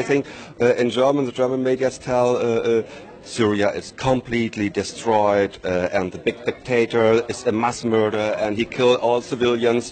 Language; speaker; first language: English; non-native, learner; German